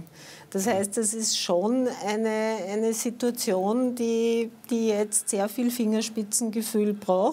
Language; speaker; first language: German; native; German